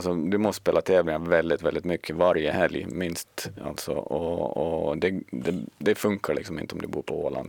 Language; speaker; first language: Swedish; native; Swedish